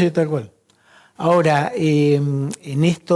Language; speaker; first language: Spanish; native; Spanish